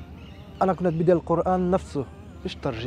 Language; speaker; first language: Arabic; non-native, fluent; French